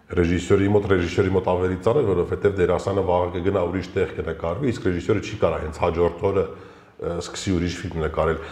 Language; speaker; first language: Armenian; early bilingual, heritage; Armenian